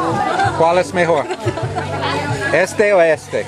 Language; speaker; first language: Spanish; non-native, learner; English